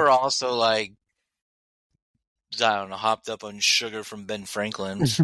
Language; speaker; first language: English; native; English